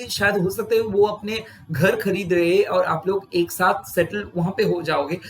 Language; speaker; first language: Hindi; non-native, local second language; Bangla